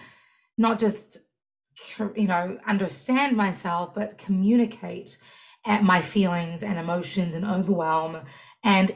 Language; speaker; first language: English; native; English